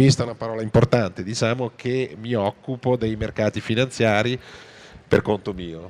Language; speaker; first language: Italian; native; Italian